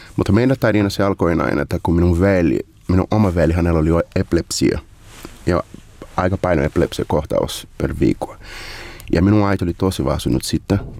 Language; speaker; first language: Finnish; non-native, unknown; Portuguese